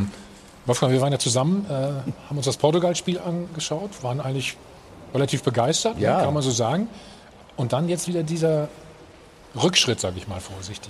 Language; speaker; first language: German; native; German